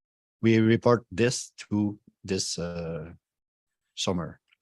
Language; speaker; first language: English; non-native, fluent; French